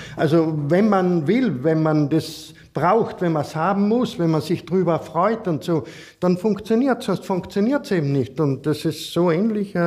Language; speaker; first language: German; native; German